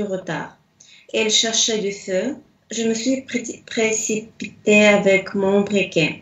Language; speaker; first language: French; non-native, learner; Russian